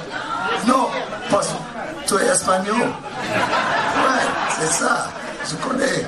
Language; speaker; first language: French; non-native, learner; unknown